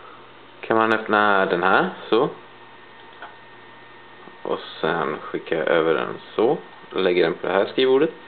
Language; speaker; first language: Swedish; native; Swedish